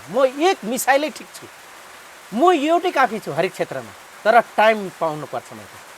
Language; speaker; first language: Nepali; non-native, local second language; Rana Tharu